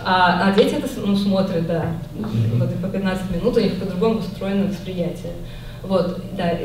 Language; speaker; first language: Russian; native; Russian